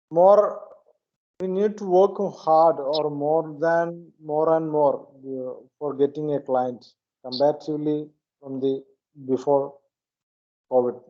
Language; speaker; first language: English; non-native, learner; Malayalam